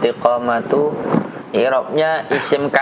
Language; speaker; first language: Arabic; non-native, learner; Indonesian